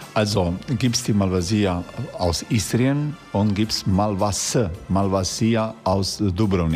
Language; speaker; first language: German; non-native, learner; Croatian